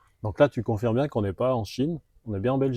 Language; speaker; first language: French; native; French